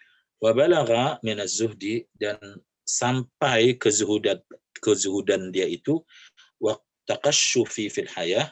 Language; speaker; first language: Arabic; non-native, fluent; Indonesian